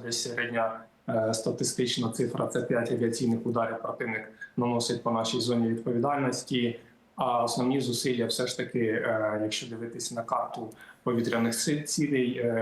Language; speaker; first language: Ukrainian; native; Ukrainian